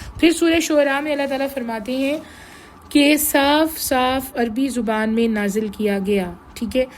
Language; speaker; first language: Urdu; native; Urdu